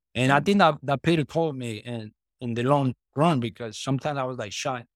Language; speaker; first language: English; non-native, fluent; Spanish